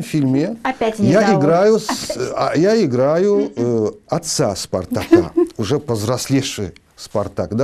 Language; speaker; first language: Russian; non-native, local second language; Azerbaijani